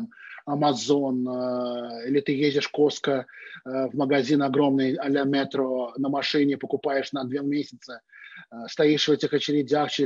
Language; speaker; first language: Russian; native; Russian